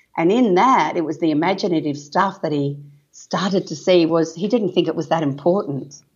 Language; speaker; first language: English; native; English